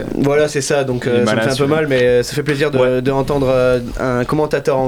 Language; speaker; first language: French; native; French